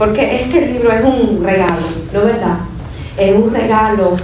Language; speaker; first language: Spanish; early bilingual, other home language; English